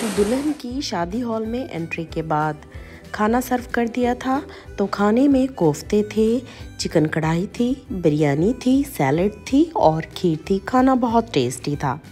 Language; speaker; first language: Urdu; native; Urdu